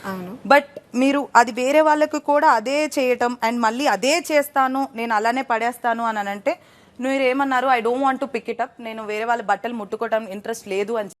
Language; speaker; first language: Telugu; native; Telugu